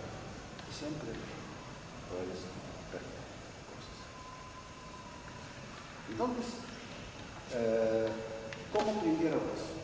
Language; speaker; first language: Spanish; non-native, learner; Russian